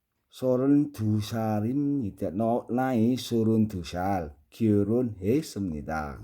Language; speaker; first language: Korean; non-native, learner; Indonesian